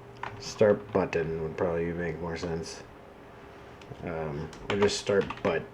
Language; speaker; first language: English; native; English